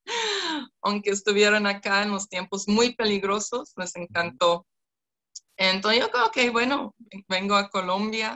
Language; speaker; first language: Spanish; non-native, fluent; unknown